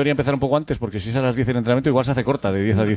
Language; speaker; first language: Spanish; native; Spanish